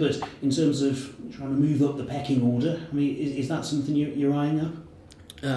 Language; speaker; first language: English; native; English